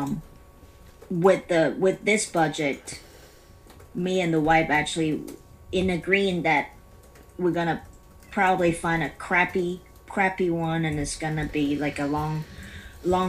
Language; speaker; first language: English; non-native, local second language; Cantonese